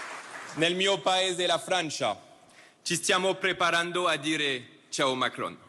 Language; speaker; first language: Italian; non-native, learner; French